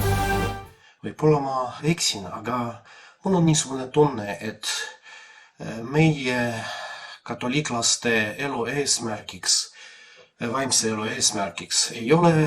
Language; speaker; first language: Estonian; non-native, fluent; Polish